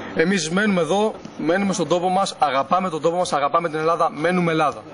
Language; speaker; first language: Greek; native; Greek